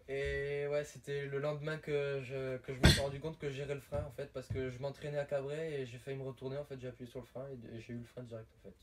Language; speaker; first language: French; native; French